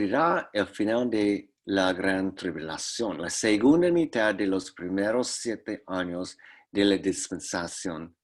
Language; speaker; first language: Spanish; non-native, fluent; English